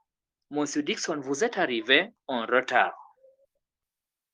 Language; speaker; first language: French; non-native, fluent; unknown